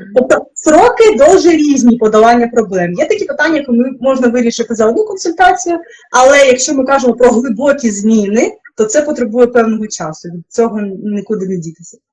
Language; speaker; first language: Ukrainian; non-native, local second language; Russian